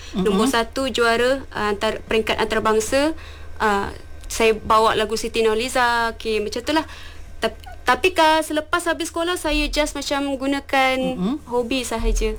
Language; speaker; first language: Malay; non-native, local second language; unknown